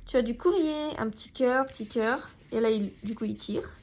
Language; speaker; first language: French; native; French